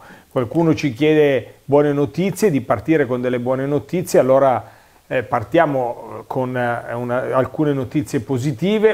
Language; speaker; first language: Italian; native; Italian